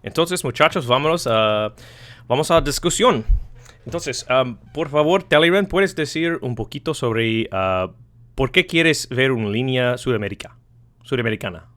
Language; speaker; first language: Spanish; non-native, learner; English